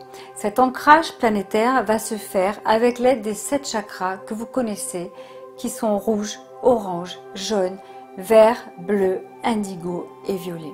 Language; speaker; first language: French; native; French